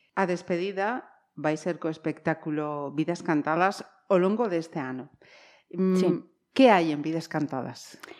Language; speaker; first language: Galician; native; Galician